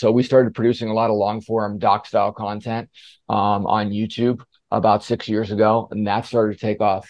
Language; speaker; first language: English; native; English